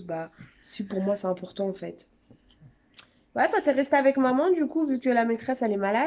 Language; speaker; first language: French; native; French